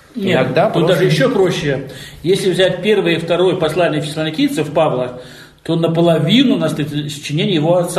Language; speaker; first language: Russian; native; Russian